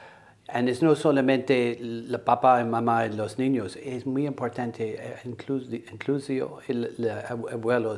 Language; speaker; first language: Spanish; non-native, learner; English